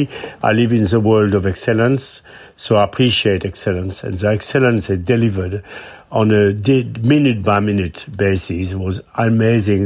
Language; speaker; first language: English; non-native, fluent; French